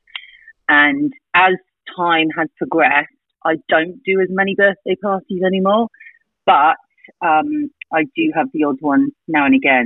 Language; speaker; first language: English; native; English